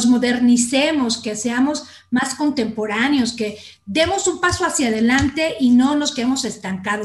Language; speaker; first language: Spanish; native; Spanish